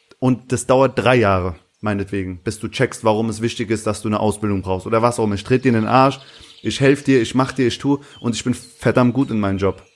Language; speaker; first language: German; early bilingual, other home language; Turkish